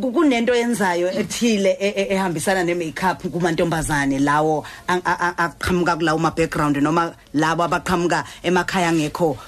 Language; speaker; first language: Zulu; non-native, local second language; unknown